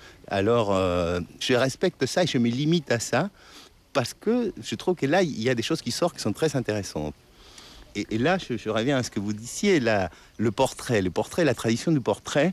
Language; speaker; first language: French; non-native, fluent; Spanish